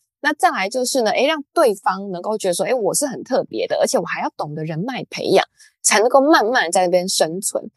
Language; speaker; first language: Chinese; native; Chinese